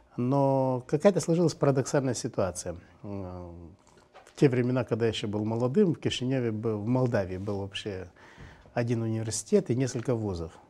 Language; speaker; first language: Russian; native; Russian